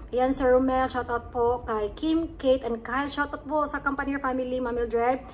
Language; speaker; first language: Filipino; native; Filipino